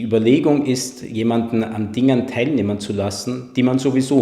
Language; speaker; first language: German; native; German